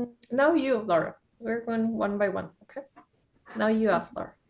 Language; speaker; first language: English; non-native, fluent; Spanish